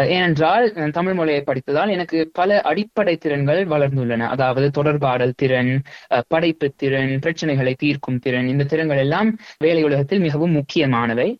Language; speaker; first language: Tamil; early bilingual, heritage; Tamil